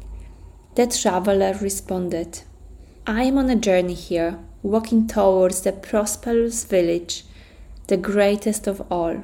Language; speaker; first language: English; non-native, fluent; Polish